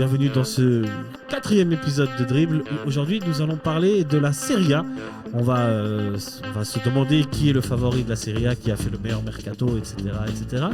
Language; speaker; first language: French; native; French